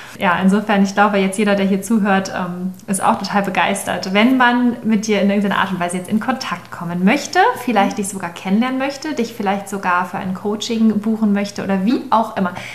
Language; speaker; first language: German; native; German